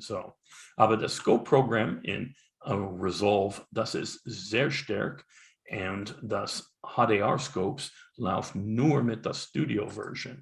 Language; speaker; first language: German; non-native, learner; English